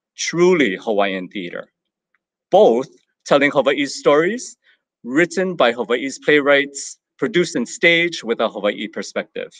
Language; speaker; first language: English; native; English